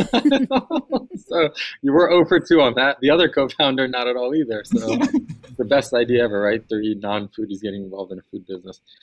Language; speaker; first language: English; native; English